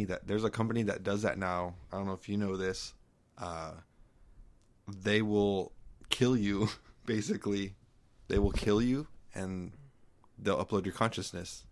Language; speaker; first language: English; native; English